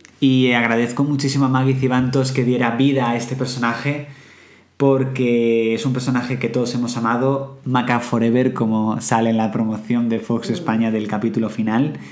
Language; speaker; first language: Spanish; native; Spanish